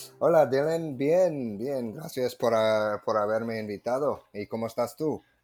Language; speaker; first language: Spanish; non-native, fluent; English